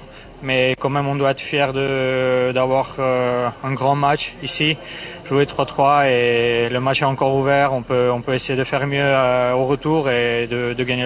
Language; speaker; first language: French; early bilingual, heritage; Armenian